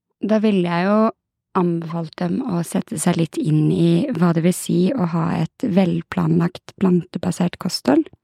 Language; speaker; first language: Norwegian; native; Norwegian